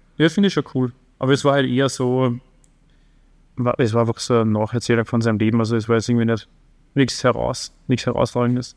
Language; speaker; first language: German; native; German